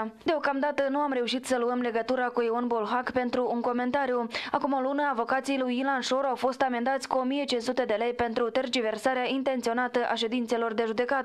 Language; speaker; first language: Romanian; native; Romanian